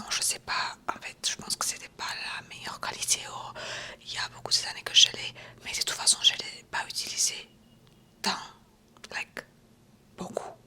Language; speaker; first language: French; non-native, fluent; Romanian